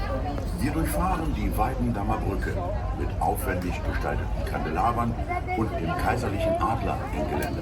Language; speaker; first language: German; native; German